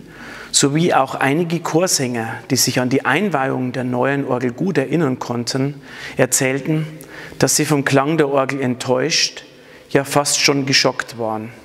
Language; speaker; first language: German; native; German